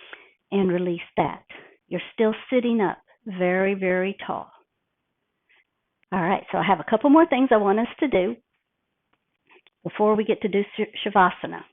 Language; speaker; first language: English; native; English